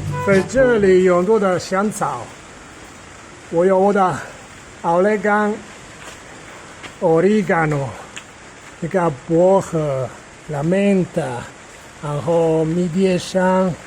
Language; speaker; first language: Chinese; non-native, fluent; Italian